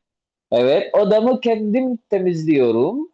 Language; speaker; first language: Turkish; non-native, fluent; Indonesian